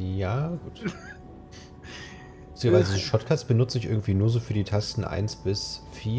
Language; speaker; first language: German; native; German